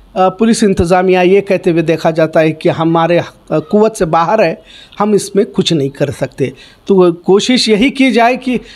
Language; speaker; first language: Hindi; non-native, local second language; Urdu